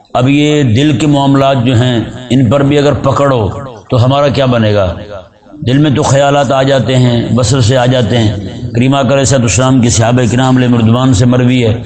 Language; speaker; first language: Urdu; non-native, local second language; Punjabi